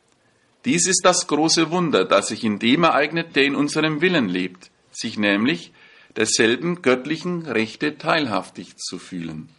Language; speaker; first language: German; native; German